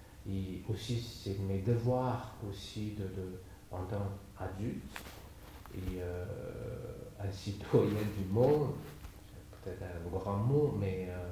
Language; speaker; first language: French; non-native, fluent; Chinese